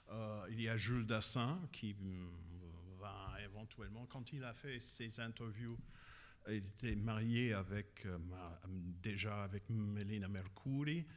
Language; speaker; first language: French; non-native, fluent; English